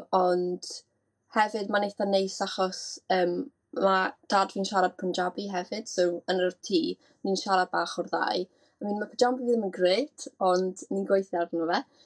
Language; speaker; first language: Welsh; native; Welsh